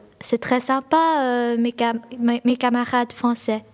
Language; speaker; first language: French; non-native, learner; Chinese